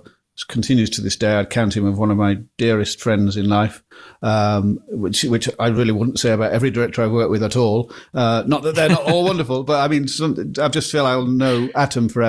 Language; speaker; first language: English; native; English